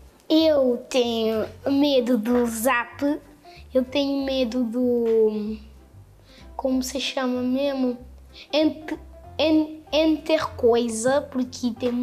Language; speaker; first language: Portuguese; non-native, local second language; Kabuverdianu